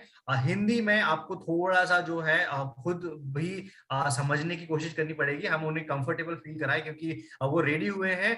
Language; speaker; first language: Hindi; native; Hindi